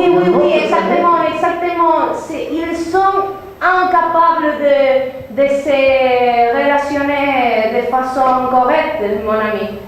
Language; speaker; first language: French; non-native, learner; Spanish